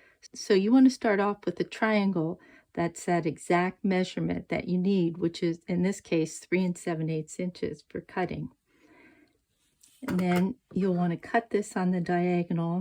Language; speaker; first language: English; native; English